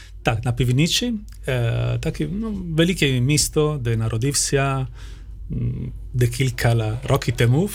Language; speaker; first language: Ukrainian; non-native, learner; Italian